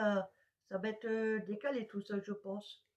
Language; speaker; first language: French; native; French